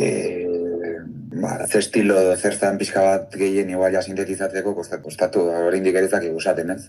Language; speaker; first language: Basque; native; Basque